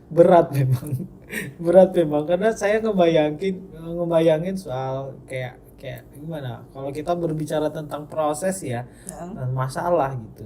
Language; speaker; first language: Indonesian; native; Indonesian